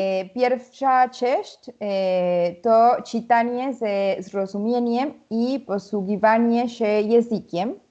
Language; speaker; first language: Polish; non-native, learner; Spanish